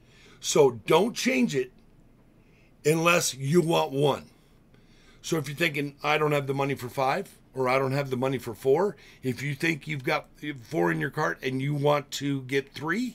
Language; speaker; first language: English; native; English